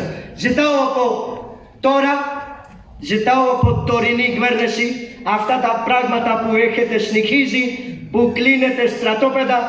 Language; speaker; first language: Greek; non-native, learner; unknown